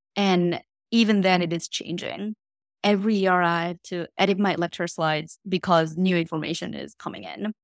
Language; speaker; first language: English; non-native, fluent; Korean